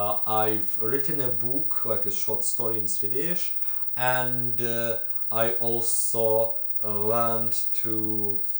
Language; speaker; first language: English; non-native, fluent; Ukrainian